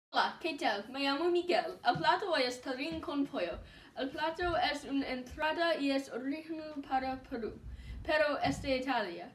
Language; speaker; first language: Spanish; non-native, learner; English